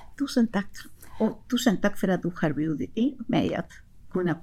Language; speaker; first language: Swedish; non-native, fluent; Spanish